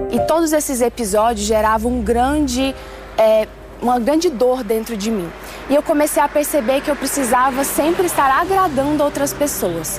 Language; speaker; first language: Portuguese; early bilingual, other home language; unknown